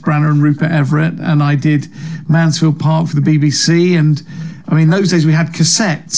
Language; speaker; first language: English; native; English